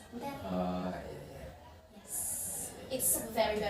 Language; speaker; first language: English; non-native, learner; Indonesian